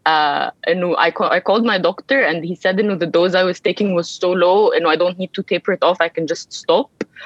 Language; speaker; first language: English; early bilingual, other home language; Arabic